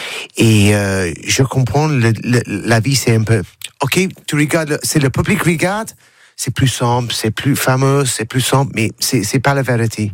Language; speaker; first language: French; non-native, learner; English